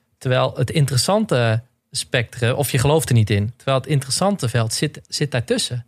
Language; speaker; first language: Dutch; native; Dutch